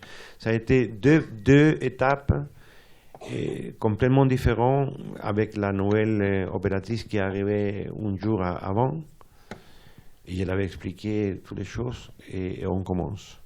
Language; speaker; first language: French; non-native, fluent; Spanish